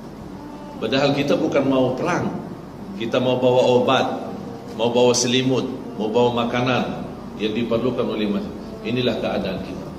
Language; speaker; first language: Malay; non-native, fluent; Arabic